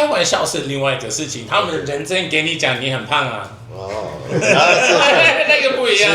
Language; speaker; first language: Chinese; non-native, fluent; English